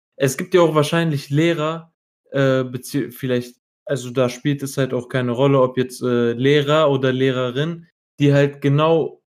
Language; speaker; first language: German; early bilingual, other home language; Arabic